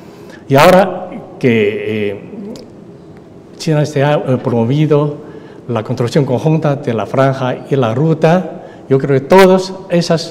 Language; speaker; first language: Spanish; non-native, fluent; Chinese